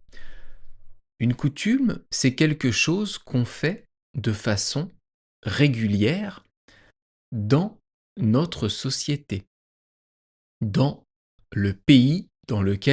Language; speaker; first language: French; native; French